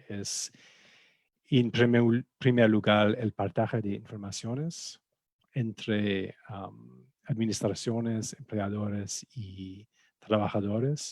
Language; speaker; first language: Spanish; non-native, fluent; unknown